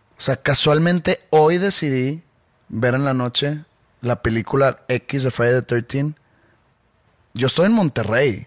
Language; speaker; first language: Spanish; native; Spanish